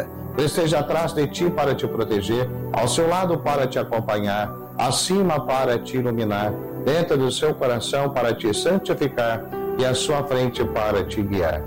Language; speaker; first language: Portuguese; native; Portuguese